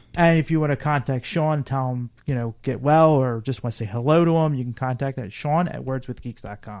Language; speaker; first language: English; native; English